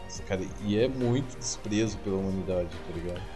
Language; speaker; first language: Portuguese; native; Portuguese